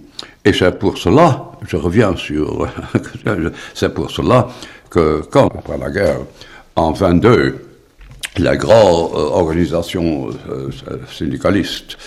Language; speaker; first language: French; non-native, fluent; Dutch